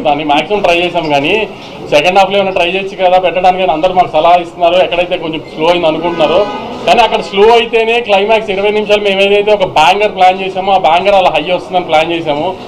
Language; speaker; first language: Telugu; native; Telugu